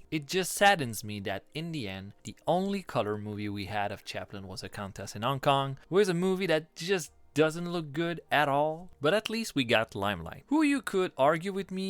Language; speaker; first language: English; non-native, fluent; French